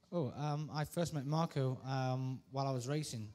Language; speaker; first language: English; native; English